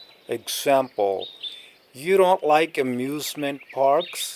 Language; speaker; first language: English; non-native, local second language; Urdu